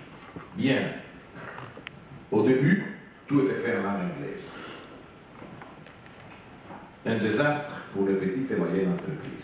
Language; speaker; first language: French; non-native, fluent; Italian